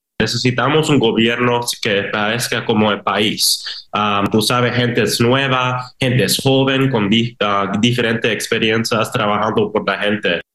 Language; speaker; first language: Spanish; early bilingual, heritage; Spanish